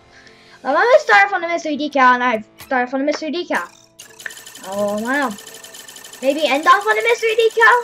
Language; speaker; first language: English; native; English